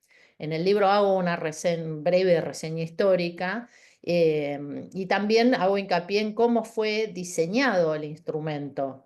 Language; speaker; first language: Spanish; native; Spanish